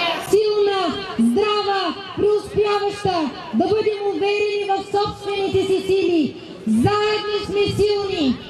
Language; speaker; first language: Bulgarian; native; Bulgarian